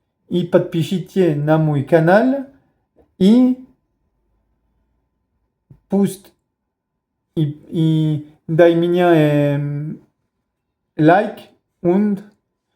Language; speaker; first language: Russian; non-native, learner; Spanish